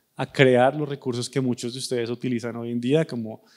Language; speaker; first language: Spanish; native; Spanish